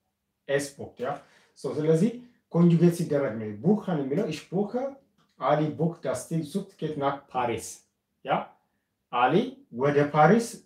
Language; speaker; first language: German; non-native, fluent; Amharic